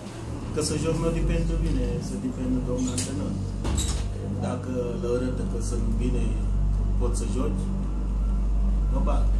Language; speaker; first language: Romanian; non-native, learner; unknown